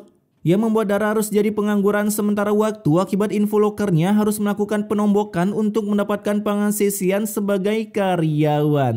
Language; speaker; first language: Indonesian; native; Indonesian